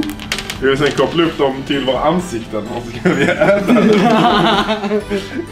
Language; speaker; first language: Swedish; native; Swedish